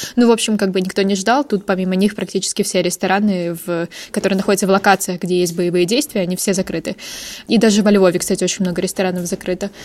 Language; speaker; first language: Russian; native; Russian